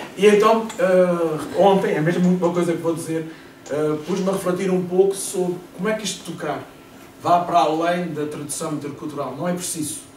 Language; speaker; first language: Portuguese; native; Portuguese